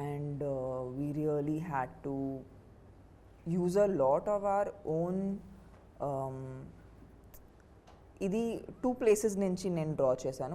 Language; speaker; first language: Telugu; non-native, fluent; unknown